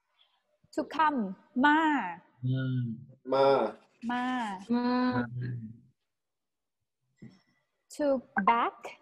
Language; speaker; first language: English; non-native, fluent; Thai